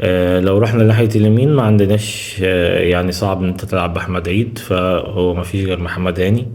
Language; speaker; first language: Arabic; native; Arabic